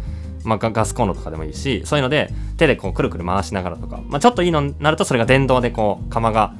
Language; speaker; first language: Japanese; native; Japanese